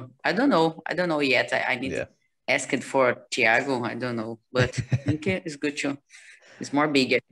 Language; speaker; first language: English; non-native, learner; Portuguese